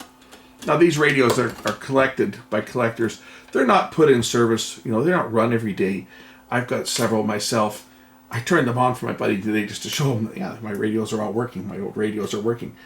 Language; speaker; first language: English; native; English